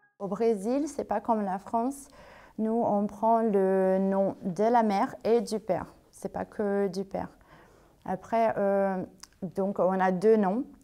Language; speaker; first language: French; non-native, fluent; Portuguese